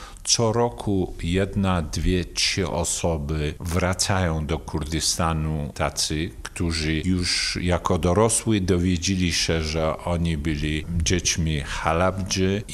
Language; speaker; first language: Polish; non-native, fluent; Kurdish